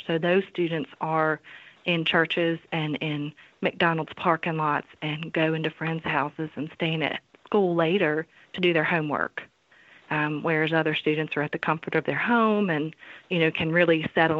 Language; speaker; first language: English; native; English